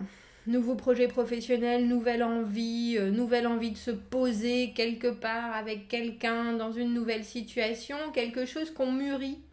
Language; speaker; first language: French; native; French